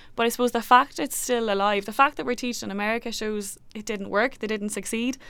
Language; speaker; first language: English; native; English